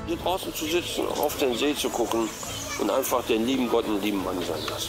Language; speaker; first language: German; native; German